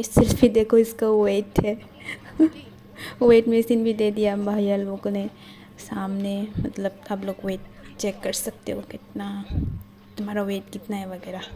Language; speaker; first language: Hindi; non-native, local second language; Kok Borok